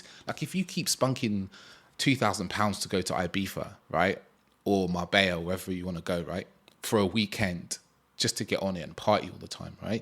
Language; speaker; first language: English; native; English